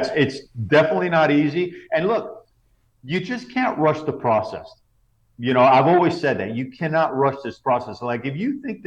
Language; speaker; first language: English; native; English